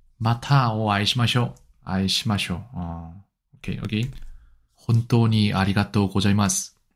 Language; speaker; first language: Japanese; non-native, learner; Korean